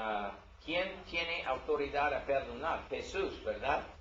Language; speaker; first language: Spanish; non-native, learner; English